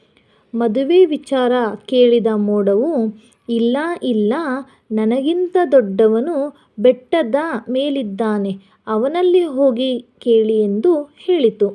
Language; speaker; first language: Kannada; native; Kannada